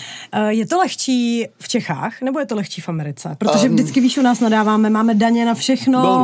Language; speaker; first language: Czech; native; Czech